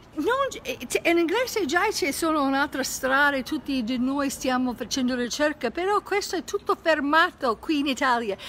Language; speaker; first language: Italian; non-native, fluent; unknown